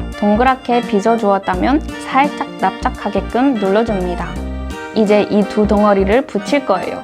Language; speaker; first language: Korean; non-native, fluent; Chinese